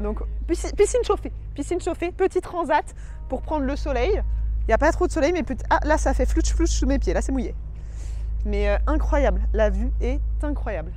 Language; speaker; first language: French; native; French